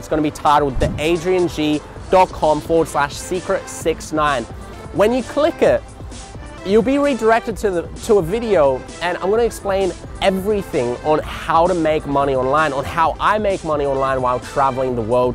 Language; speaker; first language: English; native; English